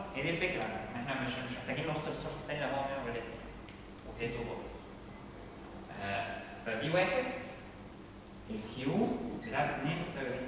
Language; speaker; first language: Arabic; native; Arabic